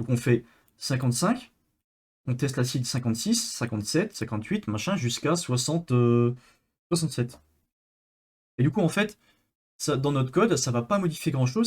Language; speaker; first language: French; native; French